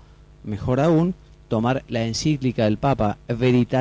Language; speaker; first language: Spanish; native; Spanish